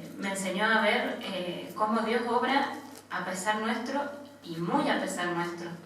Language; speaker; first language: Spanish; native; Spanish